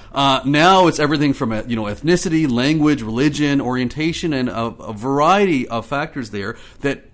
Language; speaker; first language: English; native; English